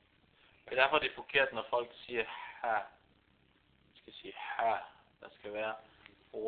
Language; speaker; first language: Danish; early bilingual, other home language; Arabic